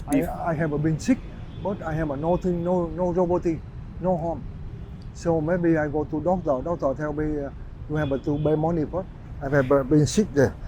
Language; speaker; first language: English; non-native, learner; Vietnamese